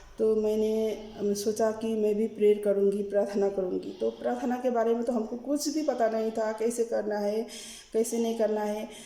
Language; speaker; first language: Hindi; non-native, learner; Nepali